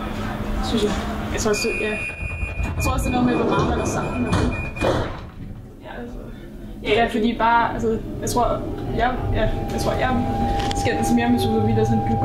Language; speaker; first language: Danish; native; Danish